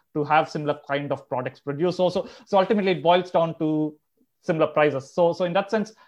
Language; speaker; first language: English; non-native, local second language; Telugu